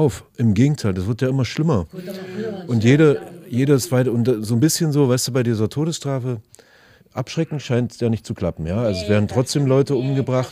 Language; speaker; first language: German; native; German